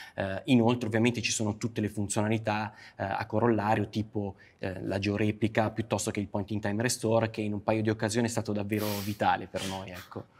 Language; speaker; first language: Italian; native; Italian